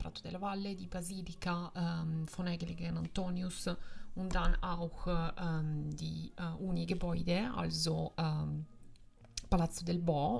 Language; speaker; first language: German; non-native, fluent; Italian